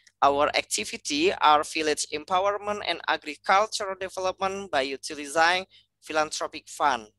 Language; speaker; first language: English; non-native, fluent; Indonesian